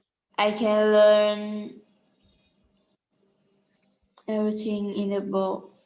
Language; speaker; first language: English; non-native, learner; Vietnamese